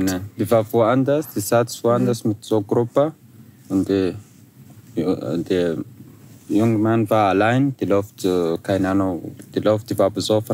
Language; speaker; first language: German; non-native, fluent; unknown